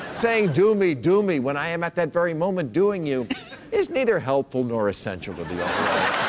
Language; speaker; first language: English; native; English